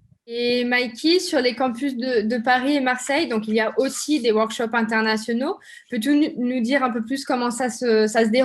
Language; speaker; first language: French; native; French